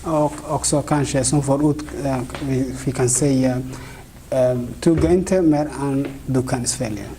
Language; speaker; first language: Swedish; non-native, fluent; Somali